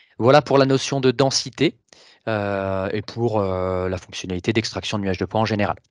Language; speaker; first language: French; native; French